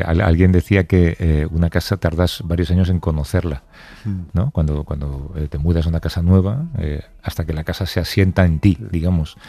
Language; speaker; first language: Spanish; native; Spanish